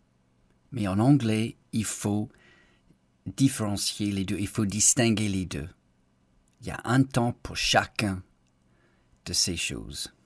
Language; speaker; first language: French; non-native, fluent; English